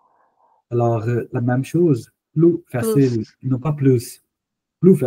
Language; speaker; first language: French; non-native, fluent; Hindi